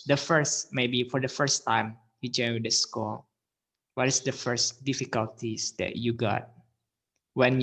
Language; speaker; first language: English; non-native, learner; Indonesian